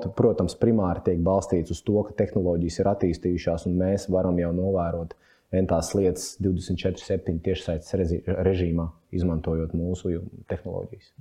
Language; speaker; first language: Latvian; native; Latvian